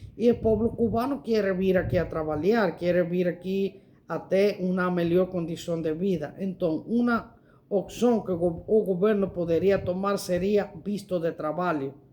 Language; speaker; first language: Portuguese; non-native, learner; Spanish